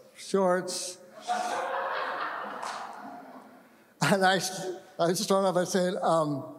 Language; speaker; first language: English; native; English